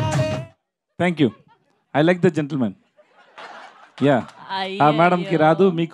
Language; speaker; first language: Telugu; non-native, learner; Tamil